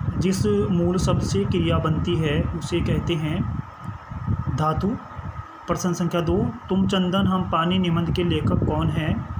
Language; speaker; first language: Hindi; native; Hindi